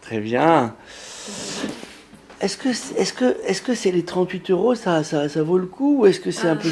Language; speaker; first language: French; native; French